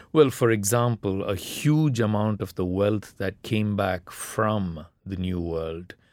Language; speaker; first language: English; non-native, local second language; Tamil